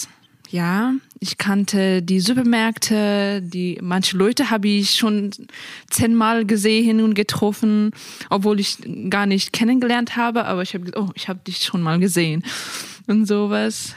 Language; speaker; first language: German; non-native, fluent; Persian